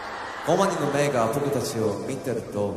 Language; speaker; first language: Japanese; non-native, learner; Korean